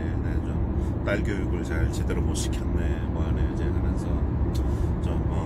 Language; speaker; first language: Korean; native; Korean